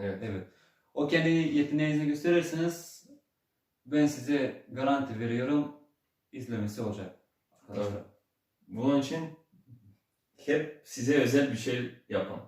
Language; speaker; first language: Turkish; early bilingual, heritage; Turkish